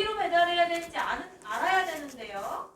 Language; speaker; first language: Korean; native; Korean